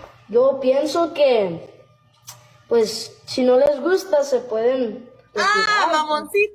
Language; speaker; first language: Spanish; early bilingual, heritage; Spanish